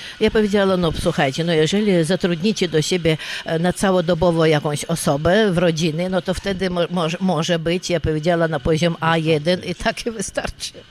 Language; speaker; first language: Polish; early bilingual, heritage; Polish